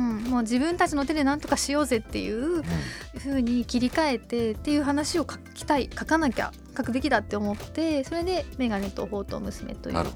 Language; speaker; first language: Japanese; native; Japanese